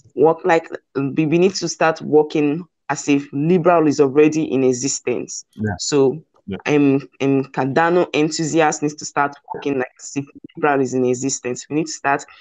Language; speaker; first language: English; non-native, local second language; Igbo